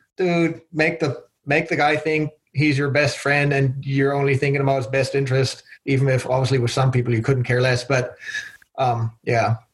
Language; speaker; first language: English; non-native, fluent; German